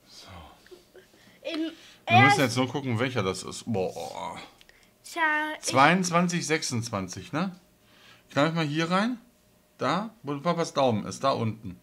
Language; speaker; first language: German; native; German